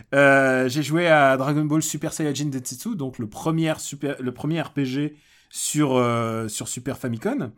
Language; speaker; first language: French; early bilingual, other home language; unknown